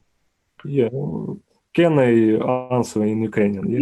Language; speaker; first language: English; non-native, learner; Ukrainian